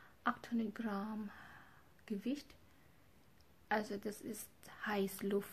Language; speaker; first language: German; non-native, learner; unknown